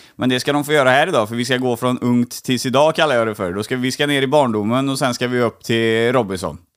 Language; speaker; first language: Swedish; native; Swedish